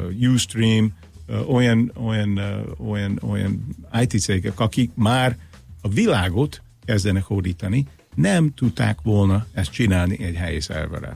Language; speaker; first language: Hungarian; non-native, fluent; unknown